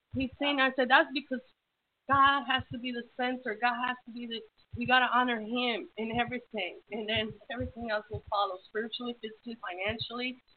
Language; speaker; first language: English; early bilingual, other home language; Spanish